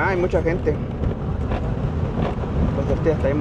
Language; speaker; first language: Spanish; native; Spanish